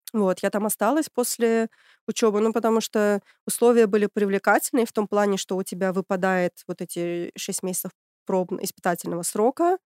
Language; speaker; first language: Russian; native; Russian